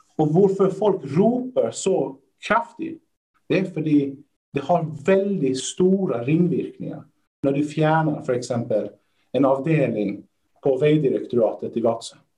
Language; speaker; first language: Swedish; early bilingual, other home language; Persian